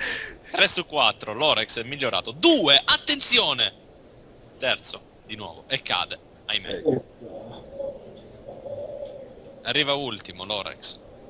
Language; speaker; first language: Italian; native; Italian